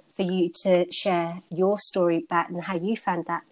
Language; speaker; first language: English; native; English